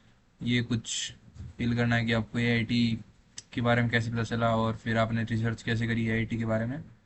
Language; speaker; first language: Hindi; native; Hindi